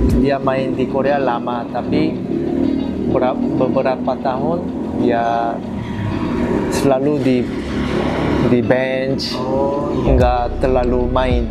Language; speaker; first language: Indonesian; non-native, learner; Korean